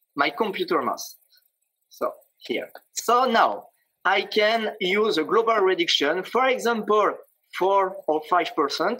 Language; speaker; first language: English; non-native, fluent; French